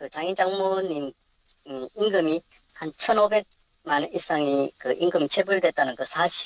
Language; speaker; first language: Korean; native; Korean